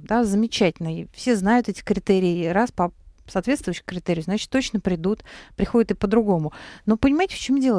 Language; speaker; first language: Russian; native; Russian